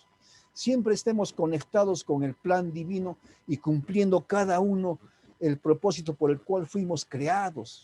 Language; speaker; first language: Spanish; native; Spanish